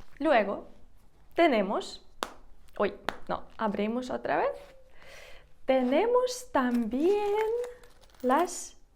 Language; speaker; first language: Spanish; non-native, fluent; Ukrainian